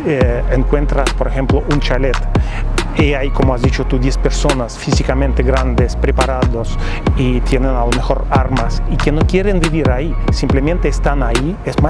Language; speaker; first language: Spanish; non-native, fluent; Russian